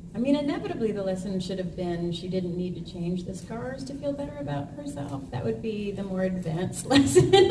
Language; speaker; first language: English; native; English